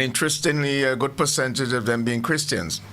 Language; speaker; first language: English; native; English